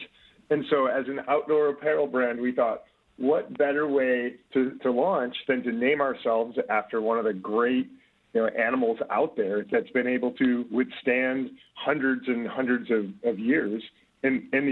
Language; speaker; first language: English; native; English